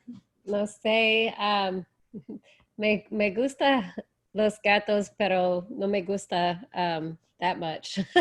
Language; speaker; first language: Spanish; non-native, learner; English